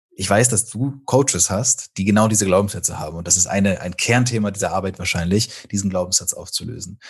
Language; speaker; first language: German; native; German